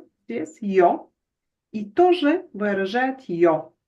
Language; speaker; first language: Russian; non-native, fluent; Bulgarian